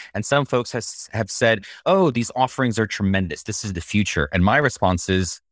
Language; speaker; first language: English; early bilingual, other home language; Russian